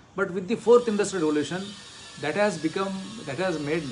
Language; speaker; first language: English; non-native, local second language; Marathi